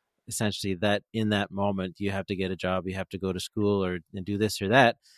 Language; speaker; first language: English; native; English